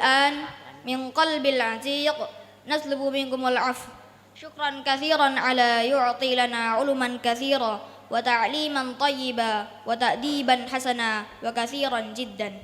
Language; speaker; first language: Arabic; non-native, learner; Indonesian